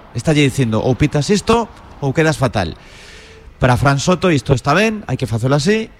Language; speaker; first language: Galician; native; Galician